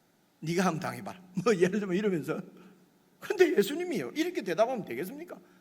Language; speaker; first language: Korean; native; Korean